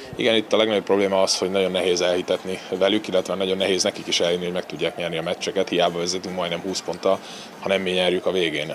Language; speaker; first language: Hungarian; native; Hungarian